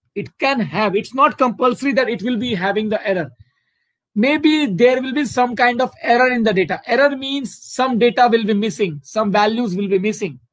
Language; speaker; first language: English; non-native, local second language; Hindi